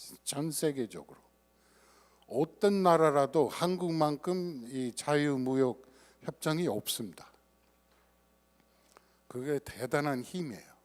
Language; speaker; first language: Korean; non-native, fluent; English